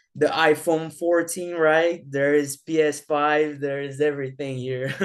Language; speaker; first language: English; non-native, fluent; Portuguese